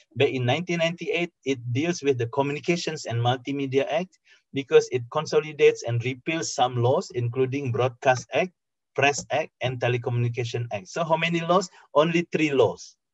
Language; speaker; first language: English; non-native, fluent; Indonesian